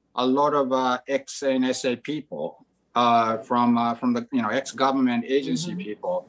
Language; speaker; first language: English; non-native, fluent; Croatian